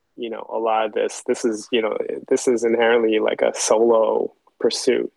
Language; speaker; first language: English; early bilingual, other home language; Chinese